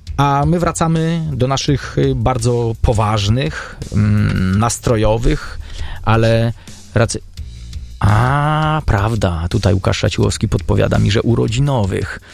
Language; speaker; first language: Polish; native; Polish